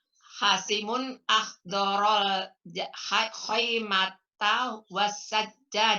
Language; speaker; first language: Arabic; non-native, learner; Indonesian